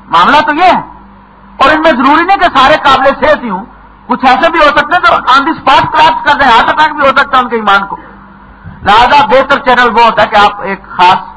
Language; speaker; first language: Urdu; non-native, local second language; Punjabi